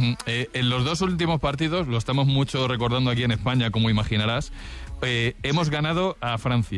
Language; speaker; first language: Spanish; native; Spanish